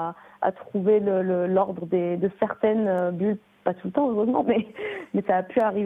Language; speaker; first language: French; native; French